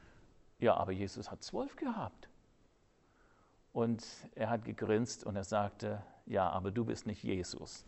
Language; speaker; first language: German; non-native, fluent; English